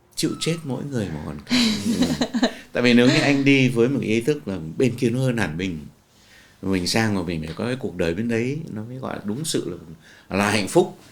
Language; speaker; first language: Vietnamese; native; Vietnamese